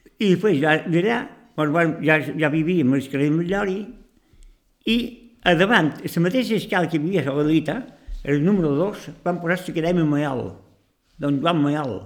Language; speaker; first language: Catalan; native; Catalan